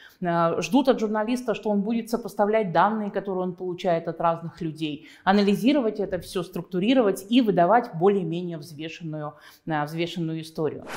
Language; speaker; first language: Russian; native; Russian